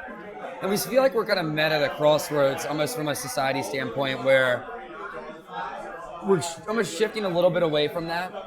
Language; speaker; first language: English; native; English